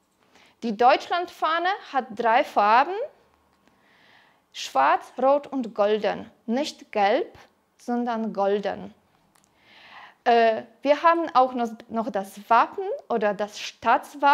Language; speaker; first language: German; non-native, fluent; Polish